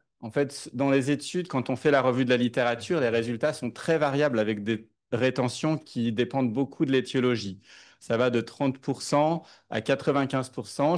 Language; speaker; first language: French; native; French